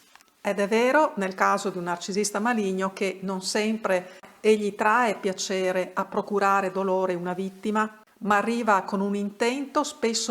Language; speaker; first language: Italian; native; Italian